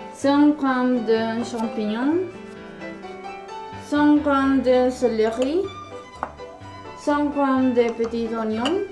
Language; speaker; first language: French; non-native, learner; Spanish